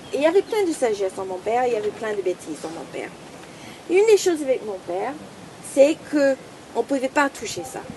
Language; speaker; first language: French; non-native, fluent; English